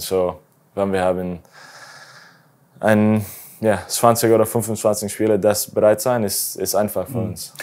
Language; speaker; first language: German; non-native, learner; English